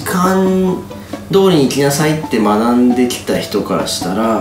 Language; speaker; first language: Japanese; native; Japanese